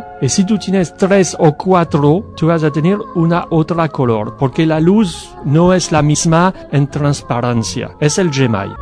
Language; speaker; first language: Spanish; non-native, learner; French